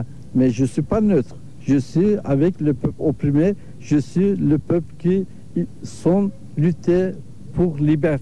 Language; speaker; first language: French; non-native, learner; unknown